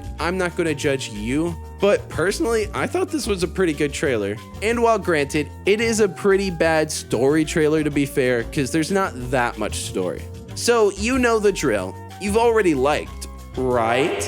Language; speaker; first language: English; native; English